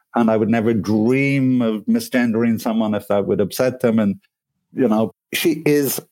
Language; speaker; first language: English; native; English